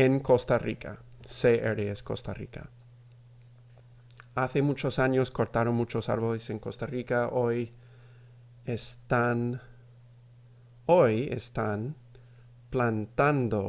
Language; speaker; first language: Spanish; non-native, fluent; English